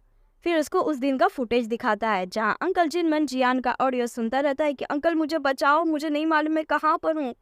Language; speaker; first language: Hindi; native; Hindi